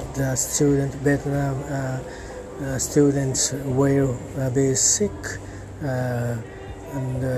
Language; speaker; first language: English; non-native, learner; Japanese